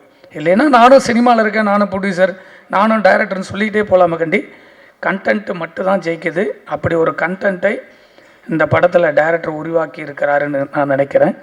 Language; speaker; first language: Tamil; native; Tamil